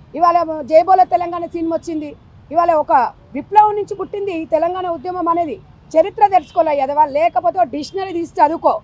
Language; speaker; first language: Telugu; native; Telugu